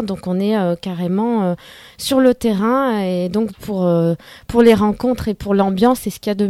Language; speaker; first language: French; native; French